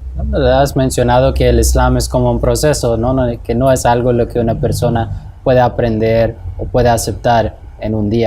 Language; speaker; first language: Spanish; non-native, fluent; English